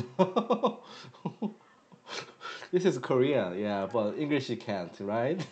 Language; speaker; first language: English; non-native, learner; Korean